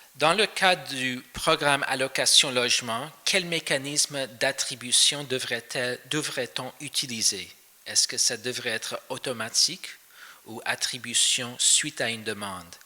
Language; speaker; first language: French; non-native, fluent; English